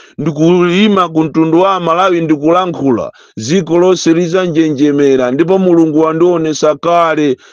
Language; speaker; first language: Nyanja; native; Nyanja